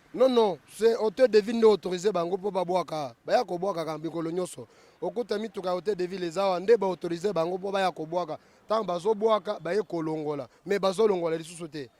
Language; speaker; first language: Lingala; native; Lingala